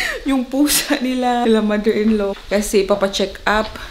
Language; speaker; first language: English; non-native, local second language; Cebuano